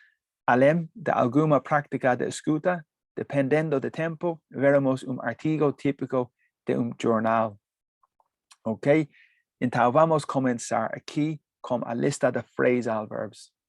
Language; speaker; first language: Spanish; non-native, learner; English